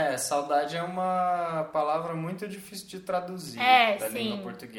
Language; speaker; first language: Portuguese; native; Portuguese